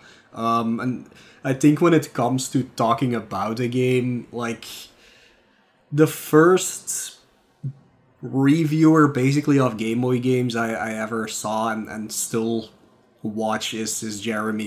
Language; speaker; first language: English; non-native, fluent; Dutch